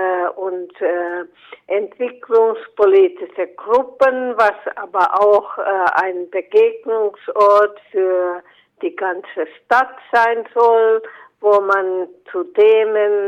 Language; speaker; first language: German; non-native, fluent; Finnish